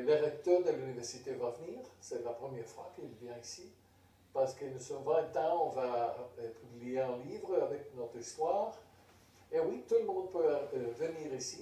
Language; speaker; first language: French; non-native, fluent; Spanish